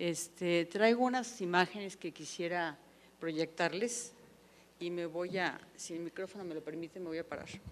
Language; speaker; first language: Spanish; native; Spanish